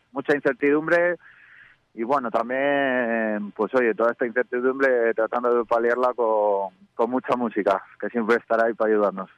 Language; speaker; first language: Spanish; native; Spanish